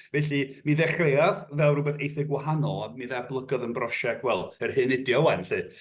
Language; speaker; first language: Welsh; non-native, fluent; English